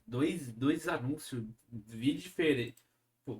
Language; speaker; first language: Portuguese; native; Portuguese